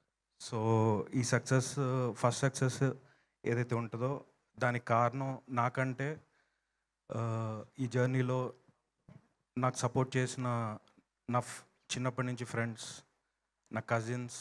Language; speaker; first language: Telugu; native; Telugu